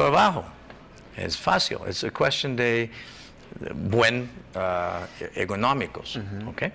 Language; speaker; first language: Spanish; non-native, learner; English